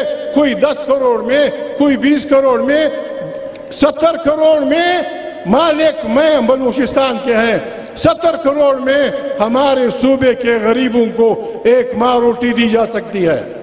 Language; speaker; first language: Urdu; non-native, local second language; Pashto